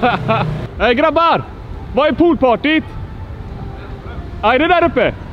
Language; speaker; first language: Swedish; native; Swedish